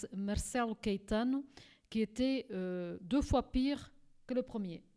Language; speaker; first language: French; early bilingual, other home language; Portuguese